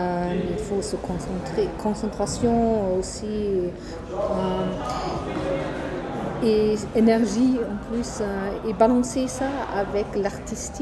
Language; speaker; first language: French; non-native, fluent; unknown